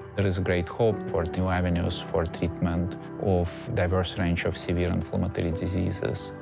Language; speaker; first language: English; non-native, fluent; Russian